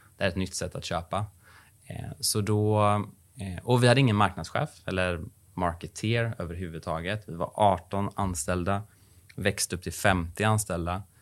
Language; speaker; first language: Swedish; native; Swedish